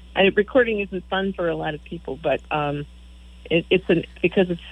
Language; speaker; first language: English; native; English